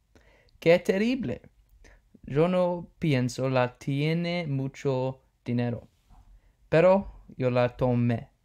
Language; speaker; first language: Spanish; non-native, learner; English